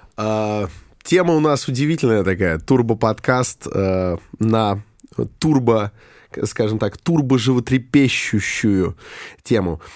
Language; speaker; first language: Russian; native; Russian